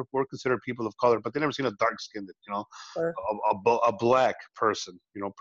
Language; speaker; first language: English; early bilingual, other home language; Spanish